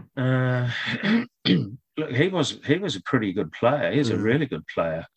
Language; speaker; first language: English; native; English